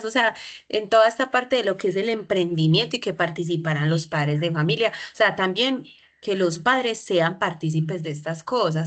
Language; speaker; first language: Spanish; native; Spanish